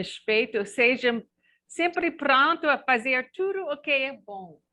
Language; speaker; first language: Portuguese; non-native, learner; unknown